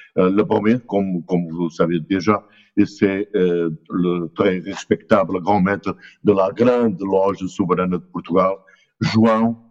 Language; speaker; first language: French; non-native, learner; Portuguese